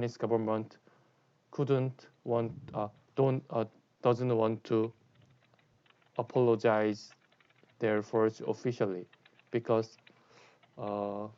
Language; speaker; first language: English; non-native, learner; Korean